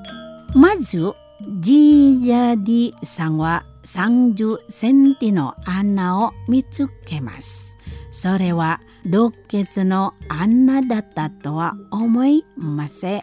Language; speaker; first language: Japanese; non-native, learner; Indonesian